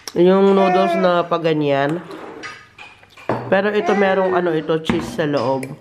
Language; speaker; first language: Filipino; non-native, local second language; Pampanga